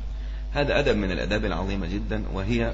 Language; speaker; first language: Arabic; native; Arabic